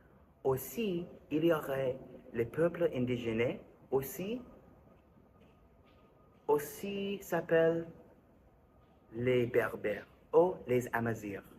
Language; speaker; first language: French; non-native, learner; English